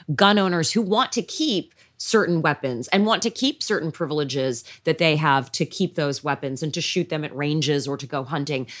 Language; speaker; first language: English; native; English